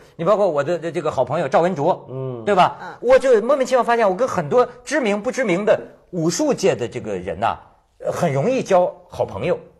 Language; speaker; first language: Chinese; native; Chinese